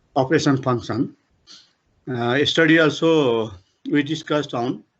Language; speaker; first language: English; non-native, local second language; Nepali